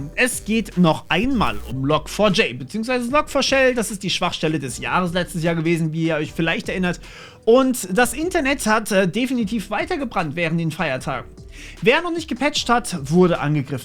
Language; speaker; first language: German; native; German